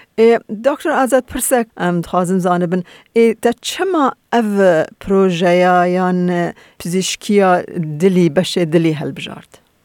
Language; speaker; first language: Kurdish; native; Kurdish